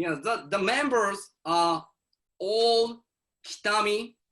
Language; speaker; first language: English; non-native, learner; Japanese